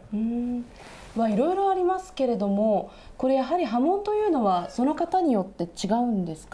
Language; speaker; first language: Japanese; native; Japanese